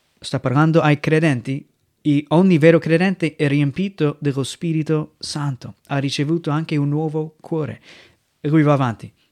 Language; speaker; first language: Italian; non-native, fluent; English